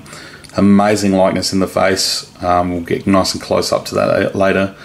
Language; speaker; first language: English; native; English